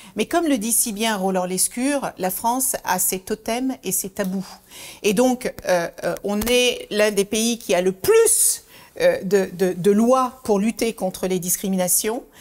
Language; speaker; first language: French; early bilingual, other home language; Kabuverdianu